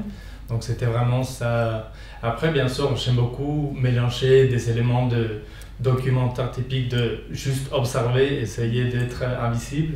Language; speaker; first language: French; non-native, fluent; Spanish